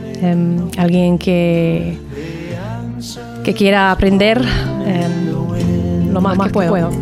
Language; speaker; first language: Spanish; non-native, learner; English